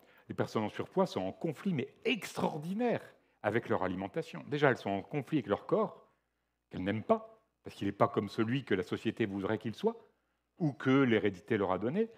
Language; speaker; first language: French; native; French